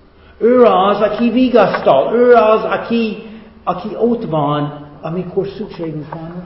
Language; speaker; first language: Hungarian; non-native, fluent; English